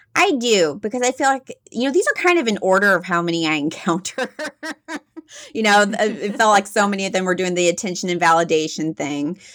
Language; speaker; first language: English; native; English